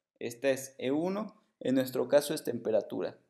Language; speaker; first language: Spanish; native; Spanish